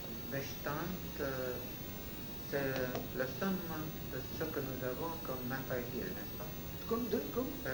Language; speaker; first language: French; non-native, fluent; Russian